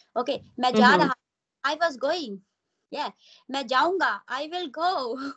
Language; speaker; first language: English; non-native, local second language; Hindi